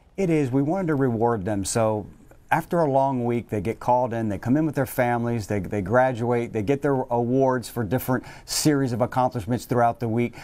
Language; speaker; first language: English; native; English